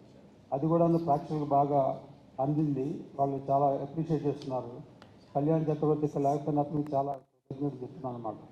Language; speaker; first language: Telugu; native; Telugu